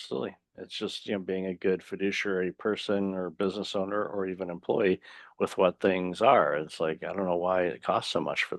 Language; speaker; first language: English; native; English